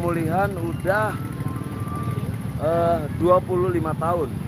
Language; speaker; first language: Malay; non-native, local second language; Sundanese